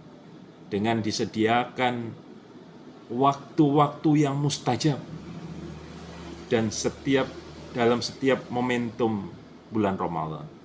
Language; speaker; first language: Indonesian; native; Indonesian